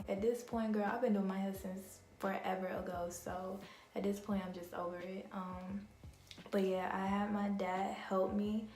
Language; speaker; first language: English; native; English